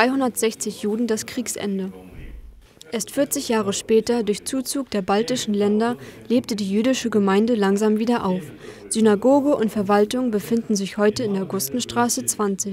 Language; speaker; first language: German; native; German